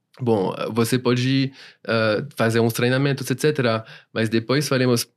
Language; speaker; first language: Portuguese; non-native, fluent; French